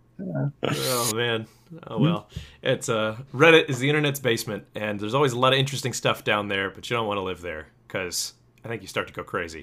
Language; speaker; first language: English; native; English